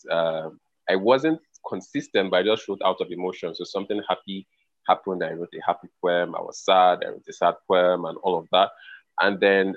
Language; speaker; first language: English; non-native, local second language; Igbo